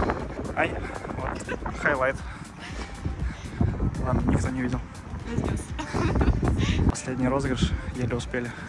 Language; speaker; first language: Russian; native; Russian